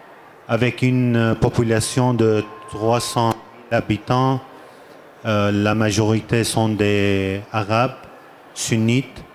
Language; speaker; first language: French; non-native, learner; Armenian